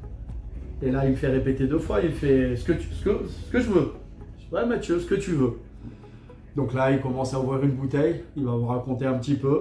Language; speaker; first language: French; native; French